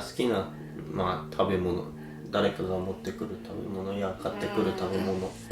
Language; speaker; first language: Japanese; early bilingual, heritage; English